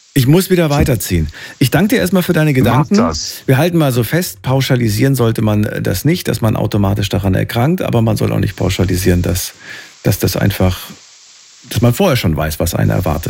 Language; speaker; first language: German; native; German